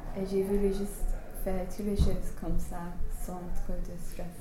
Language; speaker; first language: French; non-native, learner; English